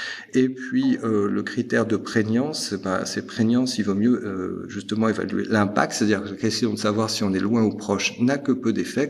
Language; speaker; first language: French; native; French